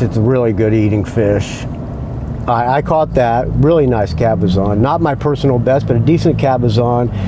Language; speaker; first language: English; native; English